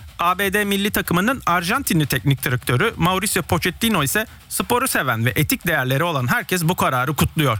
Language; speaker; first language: Turkish; early bilingual, heritage; Turkish